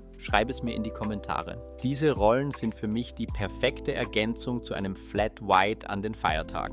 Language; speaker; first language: German; native; German